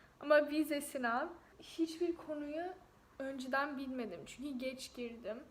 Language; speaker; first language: Turkish; non-native, fluent; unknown